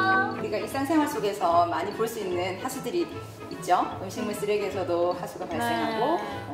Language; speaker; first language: Korean; native; Korean